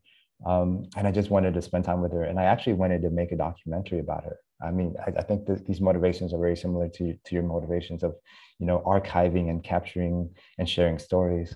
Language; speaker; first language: English; native; English